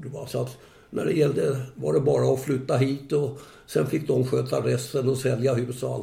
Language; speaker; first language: Swedish; native; Swedish